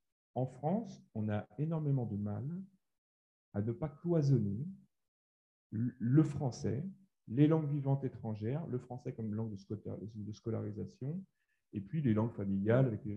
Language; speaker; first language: French; native; French